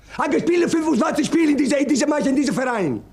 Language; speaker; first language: German; non-native, learner; Italian